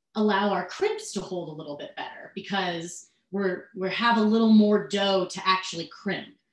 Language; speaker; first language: English; native; English